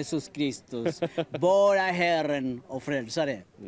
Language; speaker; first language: Swedish; non-native, learner; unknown